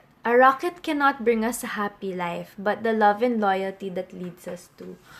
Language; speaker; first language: English; non-native, local second language; Filipino